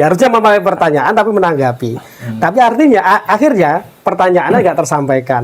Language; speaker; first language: Indonesian; non-native, local second language; Javanese